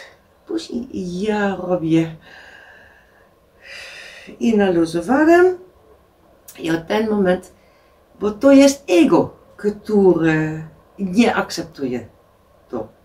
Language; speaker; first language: Polish; non-native, learner; Dutch